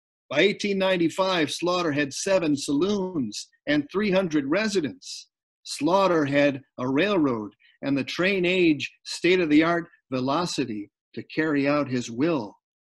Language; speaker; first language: English; native; English